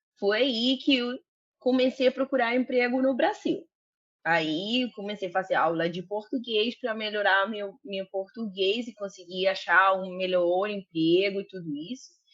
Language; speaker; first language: Portuguese; non-native, fluent; Spanish